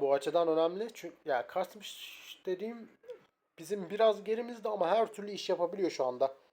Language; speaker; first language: Turkish; native; Turkish